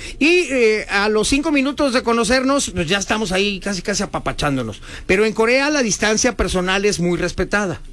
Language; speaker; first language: Spanish; native; Spanish